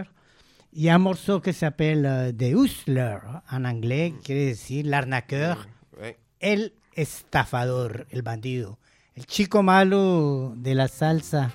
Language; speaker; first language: French; non-native, fluent; Spanish